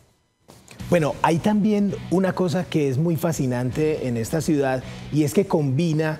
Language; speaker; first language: Spanish; native; Spanish